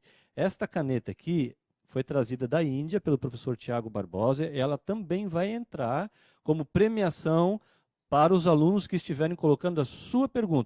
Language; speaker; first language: Portuguese; native; Portuguese